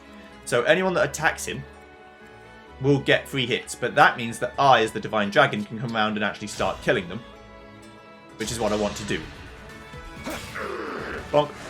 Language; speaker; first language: English; native; English